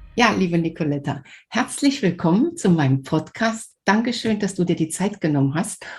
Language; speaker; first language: German; native; German